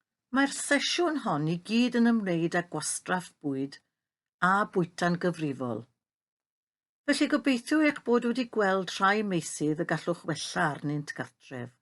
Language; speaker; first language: Welsh; native; Welsh